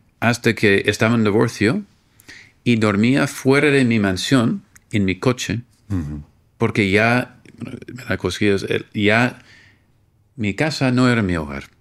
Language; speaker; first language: Spanish; non-native, fluent; English